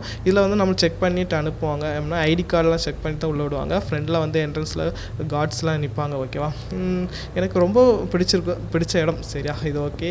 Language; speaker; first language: Tamil; native; Tamil